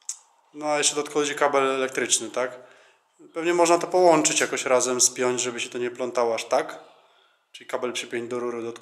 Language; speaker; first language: Polish; native; Polish